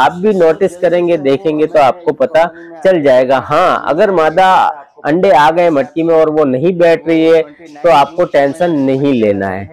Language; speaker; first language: Hindi; native; Hindi